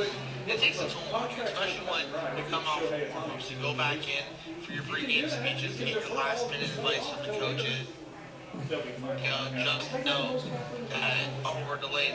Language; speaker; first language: English; native; English